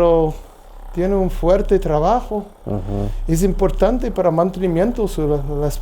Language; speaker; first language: Spanish; non-native, learner; English